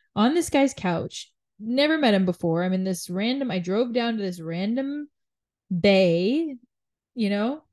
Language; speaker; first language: English; native; English